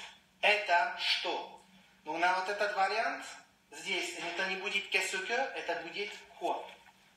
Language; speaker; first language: Russian; non-native, learner; French